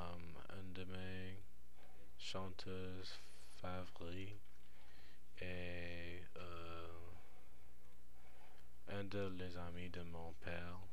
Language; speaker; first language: French; non-native, learner; English